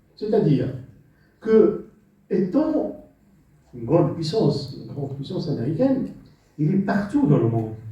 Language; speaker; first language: French; non-native, local second language; Arabic